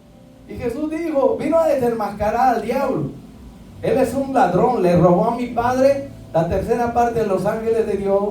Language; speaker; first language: Spanish; native; Spanish